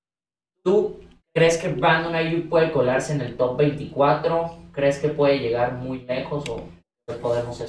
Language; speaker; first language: Spanish; native; Spanish